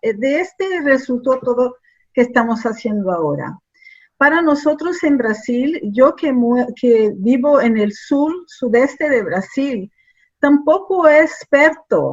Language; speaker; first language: Spanish; non-native, fluent; Portuguese